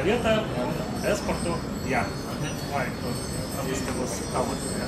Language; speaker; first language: Latvian; non-native, local second language; Russian